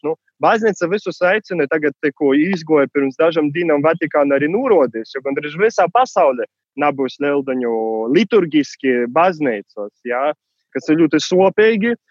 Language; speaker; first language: Latvian; non-native, fluent; Russian